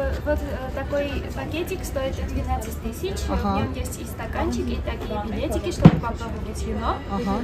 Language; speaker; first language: Russian; non-native, fluent; Armenian